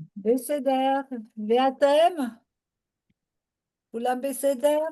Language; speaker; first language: Hebrew; non-native, learner; French